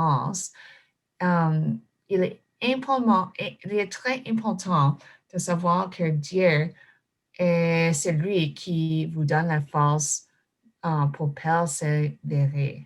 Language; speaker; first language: French; non-native, fluent; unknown